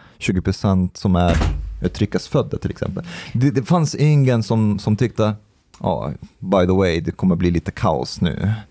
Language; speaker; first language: Swedish; non-native, fluent; Arabic